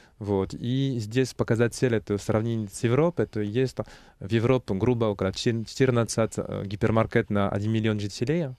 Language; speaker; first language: Russian; non-native, learner; French